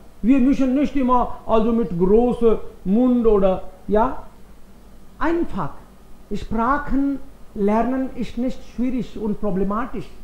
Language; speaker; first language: German; non-native, fluent; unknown